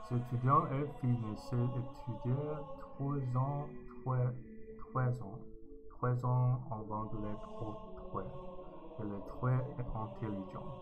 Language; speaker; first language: French; non-native, learner; Chinese